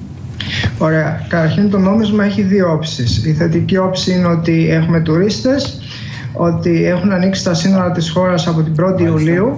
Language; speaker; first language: Greek; native; Greek